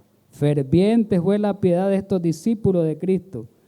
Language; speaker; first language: Spanish; native; Spanish